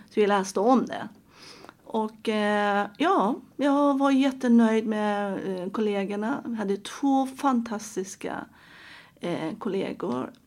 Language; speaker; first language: Swedish; non-native, fluent; Persian